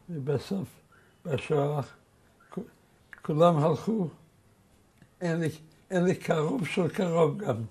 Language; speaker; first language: Hebrew; non-native, fluent; Yiddish